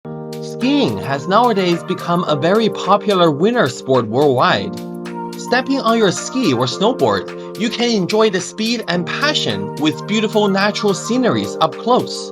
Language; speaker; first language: English; non-native, fluent; Chinese